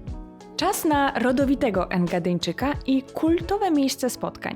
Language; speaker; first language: Polish; native; Polish